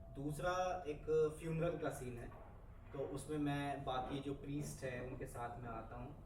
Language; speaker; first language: Hindi; native; Hindi